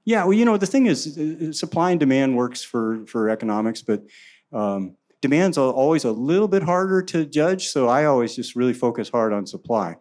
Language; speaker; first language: English; native; English